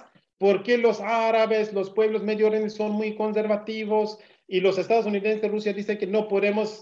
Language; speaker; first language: Spanish; non-native, learner; Kurdish